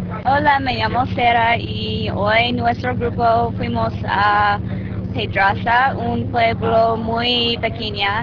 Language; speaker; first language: Spanish; non-native, learner; English